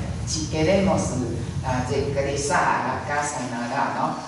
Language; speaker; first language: Spanish; non-native, learner; Chinese